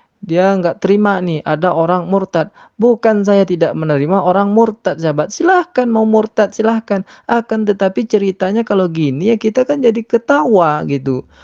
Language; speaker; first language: Indonesian; native; Indonesian